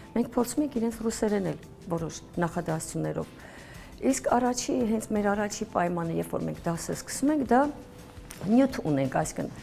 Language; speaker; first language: Armenian; early bilingual, heritage; Armenian